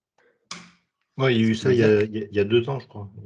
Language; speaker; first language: French; native; French